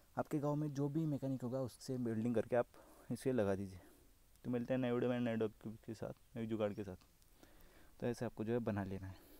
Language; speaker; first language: Hindi; non-native, local second language; Marathi